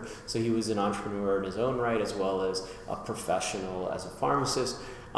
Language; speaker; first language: English; native; English